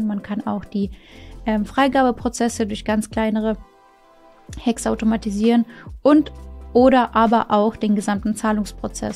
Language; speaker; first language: German; non-native, fluent; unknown